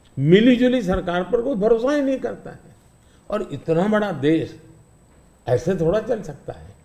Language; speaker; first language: Hindi; non-native, local second language; Gujarati